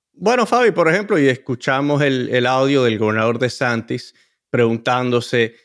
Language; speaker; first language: Spanish; early bilingual, heritage; Spanish